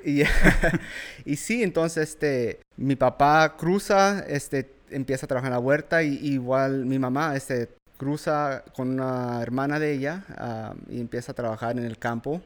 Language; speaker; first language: Spanish; early bilingual, heritage; Spanish